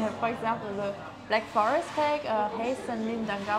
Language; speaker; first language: English; non-native, fluent; German